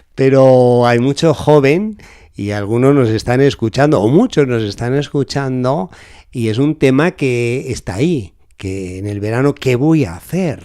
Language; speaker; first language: Spanish; native; Spanish